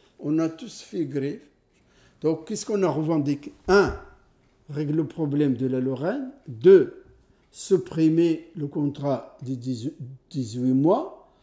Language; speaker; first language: French; non-native, fluent; Arabic